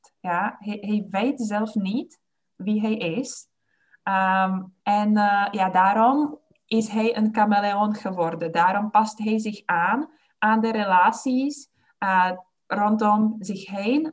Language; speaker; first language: Dutch; non-native, fluent; Czech